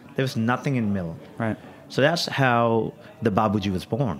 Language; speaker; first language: English; non-native, local second language; Punjabi